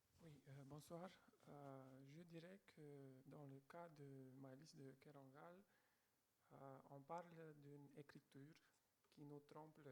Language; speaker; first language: French; non-native, fluent; Romanian